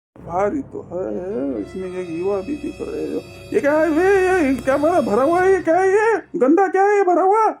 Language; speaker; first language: Hindi; non-native, local second language; Marathi